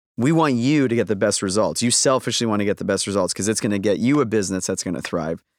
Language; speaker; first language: English; native; English